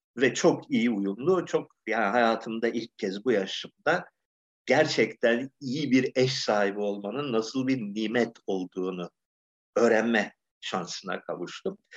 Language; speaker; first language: Turkish; native; Turkish